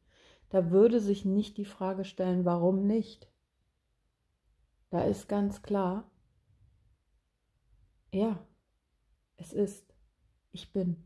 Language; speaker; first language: German; native; German